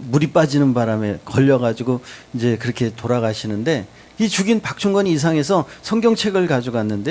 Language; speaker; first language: Korean; native; Korean